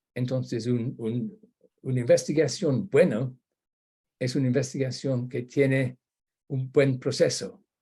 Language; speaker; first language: Spanish; non-native, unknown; English